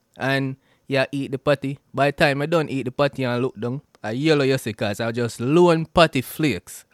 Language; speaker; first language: English; non-native, local second language; Jamaican Creole English